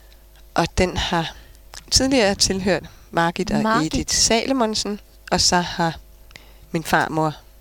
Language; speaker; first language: Danish; native; Danish